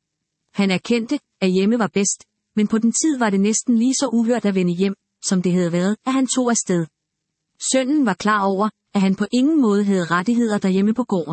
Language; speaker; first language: Danish; native; Danish